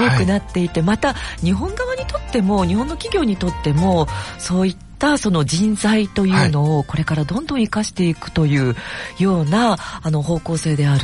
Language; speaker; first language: Japanese; native; Japanese